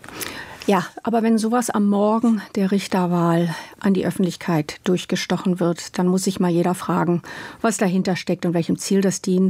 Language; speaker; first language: German; native; German